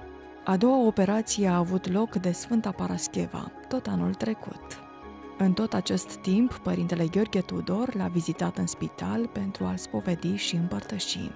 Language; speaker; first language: Romanian; native; Romanian